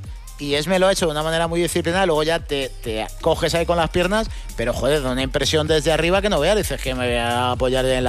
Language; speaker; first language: Spanish; native; Spanish